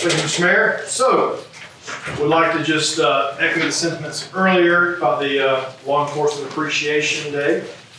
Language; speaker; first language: English; native; English